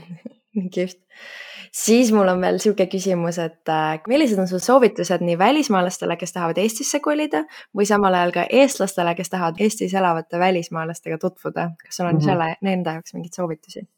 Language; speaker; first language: Estonian; native; Estonian